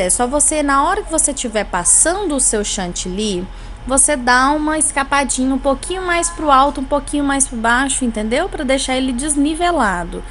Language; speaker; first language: Portuguese; native; Portuguese